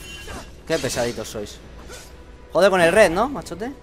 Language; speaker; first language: Spanish; native; Spanish